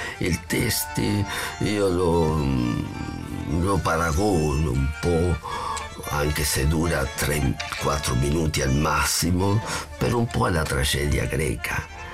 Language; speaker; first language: Italian; non-native, fluent; Spanish